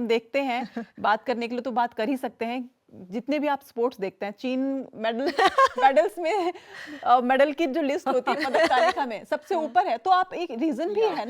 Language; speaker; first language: Hindi; native; Hindi